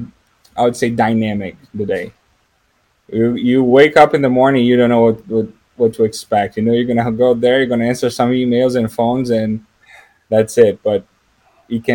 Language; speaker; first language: English; non-native, fluent; Portuguese